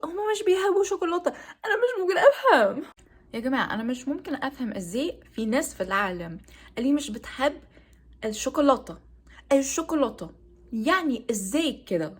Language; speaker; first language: Arabic; non-native, learner; English